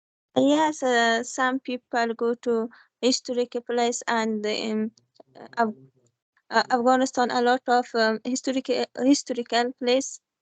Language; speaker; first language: English; non-native, learner; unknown